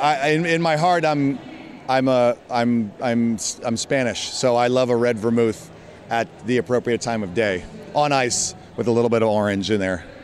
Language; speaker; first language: English; native; English